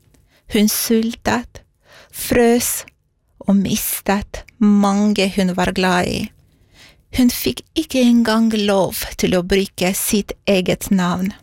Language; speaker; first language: Norwegian; non-native, fluent; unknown